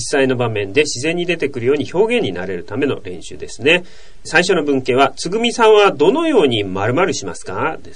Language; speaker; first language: Japanese; native; Japanese